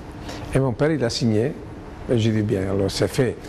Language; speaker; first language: French; non-native, fluent; Italian